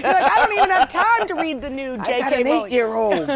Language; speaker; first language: English; native; English